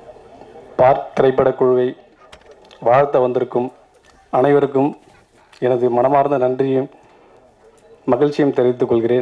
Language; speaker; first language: Tamil; native; Tamil